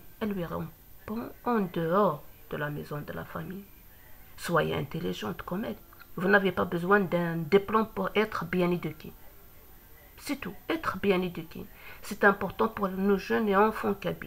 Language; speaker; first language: French; non-native, local second language; Kabyle